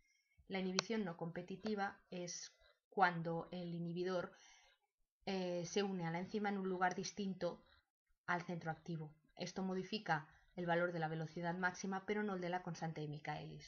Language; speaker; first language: Spanish; native; Spanish